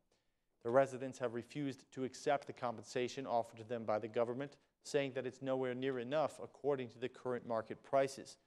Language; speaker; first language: English; non-native, fluent; Albanian